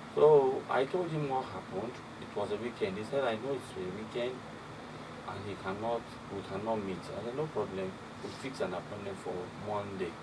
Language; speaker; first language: English; non-native, local second language; Yoruba